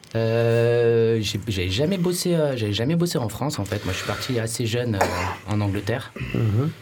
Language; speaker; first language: French; native; French